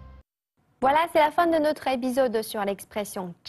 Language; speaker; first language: French; non-native, fluent; Chinese